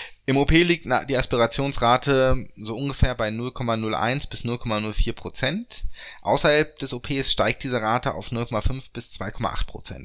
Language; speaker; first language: German; native; German